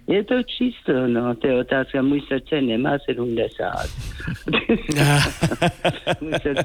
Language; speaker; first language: Czech; non-native, fluent; French